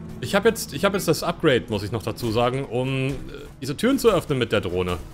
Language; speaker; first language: German; non-native, fluent; English